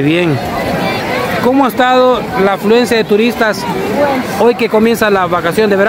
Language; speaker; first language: Spanish; native; Spanish